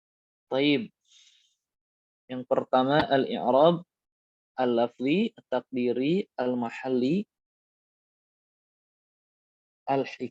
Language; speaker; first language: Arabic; non-native, fluent; Indonesian